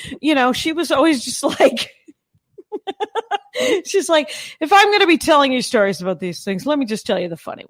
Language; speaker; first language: English; native; English